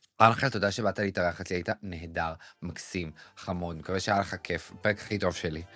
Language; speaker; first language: Hebrew; native; Hebrew